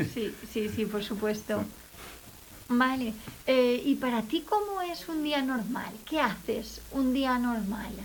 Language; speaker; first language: Spanish; native; Spanish